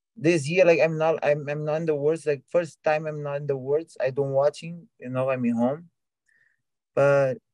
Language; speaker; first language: English; non-native, learner; Portuguese